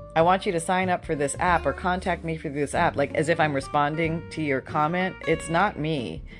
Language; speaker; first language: English; native; English